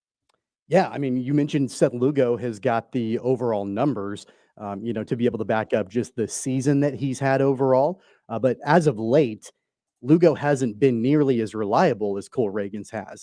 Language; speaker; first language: English; native; English